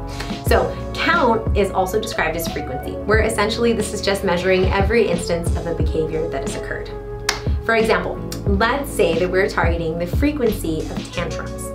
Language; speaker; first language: English; native; English